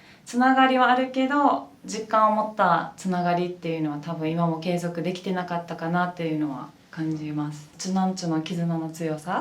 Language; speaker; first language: Japanese; native; Japanese